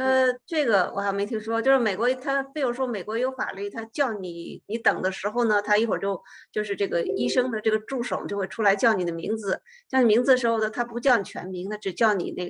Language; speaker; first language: Chinese; native; Chinese